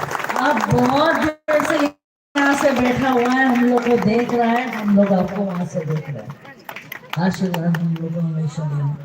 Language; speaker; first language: Hindi; non-native, local second language; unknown